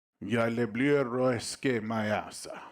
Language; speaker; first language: Russian; non-native, learner; English